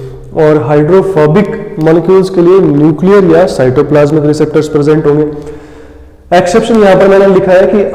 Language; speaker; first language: Hindi; native; Hindi